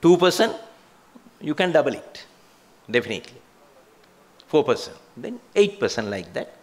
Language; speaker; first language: English; non-native, local second language; Sinhala